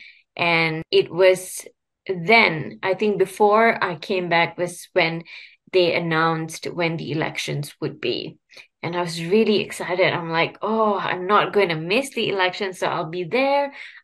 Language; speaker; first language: English; non-native, local second language; Tamil